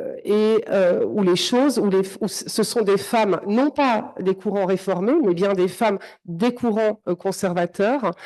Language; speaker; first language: French; native; French